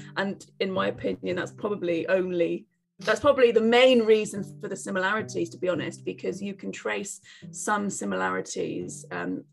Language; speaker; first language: English; native; English